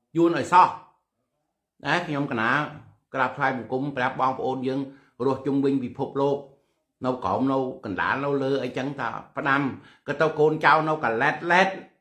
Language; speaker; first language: Khmer; native; Khmer